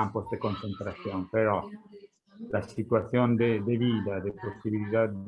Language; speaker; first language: Spanish; non-native, fluent; Italian